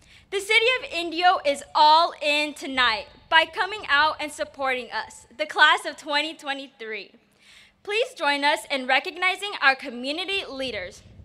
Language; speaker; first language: English; early bilingual, other home language; Spanish